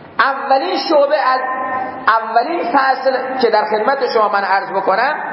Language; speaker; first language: Persian; non-native, local second language; Baluchi